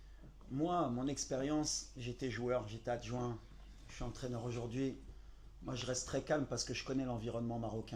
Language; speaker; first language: French; native; French